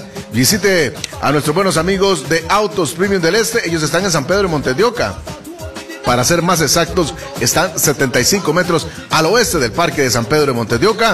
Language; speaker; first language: Spanish; native; Spanish